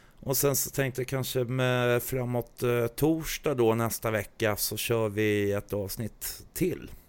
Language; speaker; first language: Swedish; native; Swedish